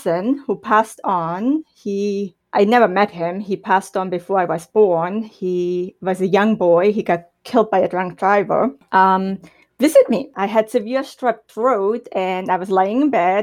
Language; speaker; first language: English; non-native, fluent; German